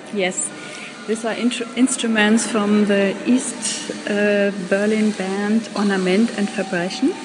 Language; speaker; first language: English; non-native, learner; German